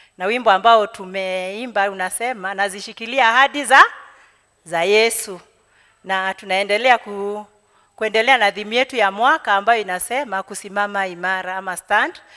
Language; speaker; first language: Swahili; non-native, local second language; Kikuyu